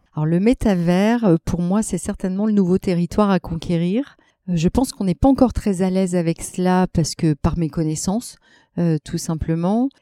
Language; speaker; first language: French; native; French